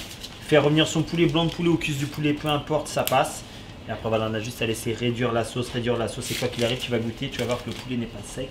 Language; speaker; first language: French; native; French